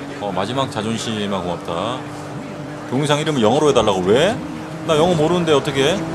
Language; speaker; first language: Korean; native; Korean